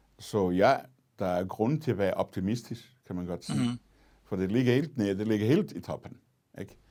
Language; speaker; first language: Danish; non-native, fluent; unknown